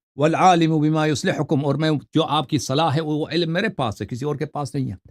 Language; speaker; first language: Urdu; non-native, fluent; Persian